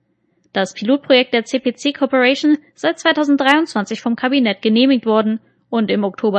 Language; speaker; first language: German; native; German